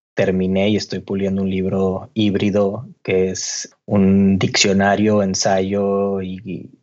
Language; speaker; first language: Spanish; native; Spanish